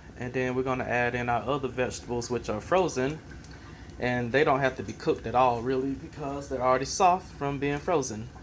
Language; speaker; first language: English; native; English